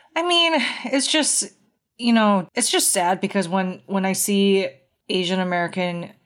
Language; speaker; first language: English; native; English